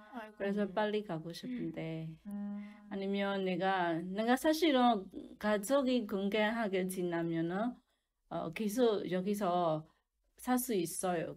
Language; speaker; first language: Korean; non-native, learner; Burmese